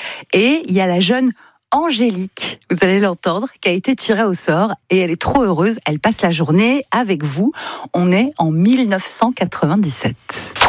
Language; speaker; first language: French; native; French